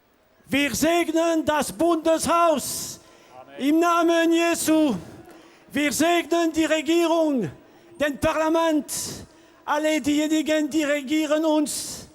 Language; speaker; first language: German; non-native, local second language; French